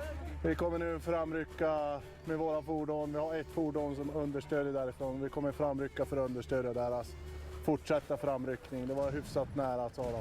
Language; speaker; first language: Swedish; native; Swedish